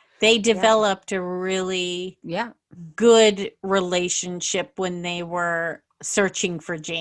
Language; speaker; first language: English; native; English